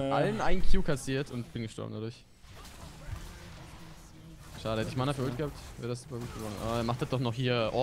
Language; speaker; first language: German; native; German